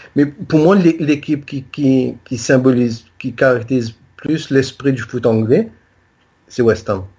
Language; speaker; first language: French; non-native, local second language; Morisyen